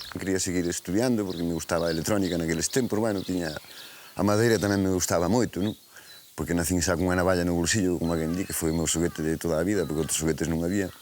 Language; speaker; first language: Galician; native; Galician